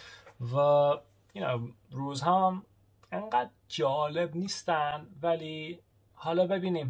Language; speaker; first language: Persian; early bilingual, heritage; Persian